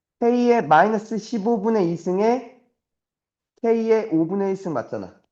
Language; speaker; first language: Korean; native; Korean